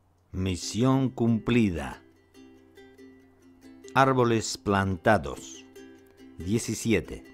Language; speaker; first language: Spanish; non-native, fluent; Russian